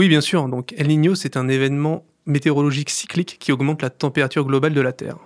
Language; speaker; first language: French; native; French